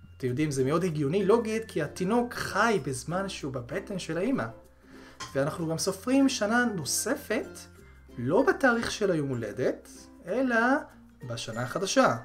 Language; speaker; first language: Hebrew; early bilingual, other home language; Korean